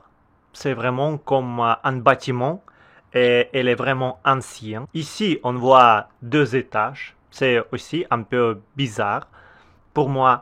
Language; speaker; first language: French; non-native, learner; Russian